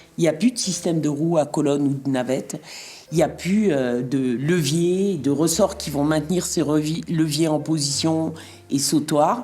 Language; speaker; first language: French; native; French